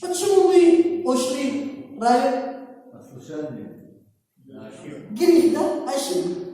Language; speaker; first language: Russian; non-native, learner; Arabic